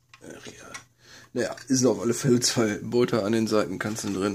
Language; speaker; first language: German; native; German